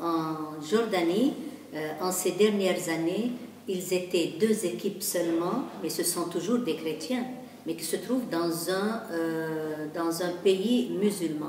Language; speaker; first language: French; non-native, local second language; Arabic